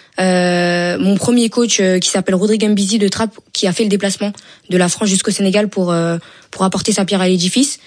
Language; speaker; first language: French; early bilingual, other home language; Wolof